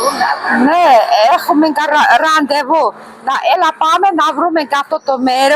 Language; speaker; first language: Greek; non-native, learner; Armenian